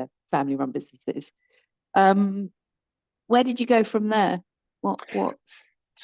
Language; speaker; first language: English; native; English